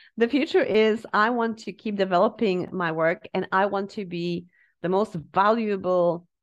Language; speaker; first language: English; non-native, fluent; Slovak